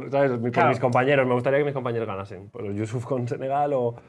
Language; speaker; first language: Spanish; native; Spanish